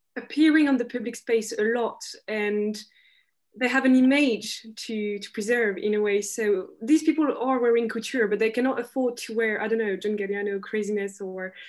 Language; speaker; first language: English; non-native, fluent; French